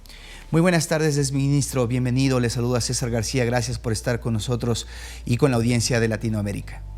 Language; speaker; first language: Spanish; native; Spanish